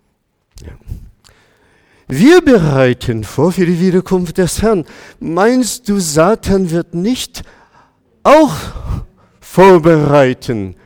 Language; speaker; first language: German; non-native, fluent; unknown